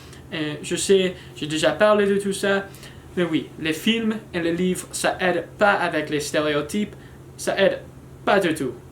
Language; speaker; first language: French; non-native, learner; English